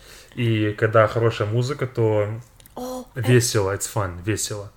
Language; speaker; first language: Russian; non-native, fluent; English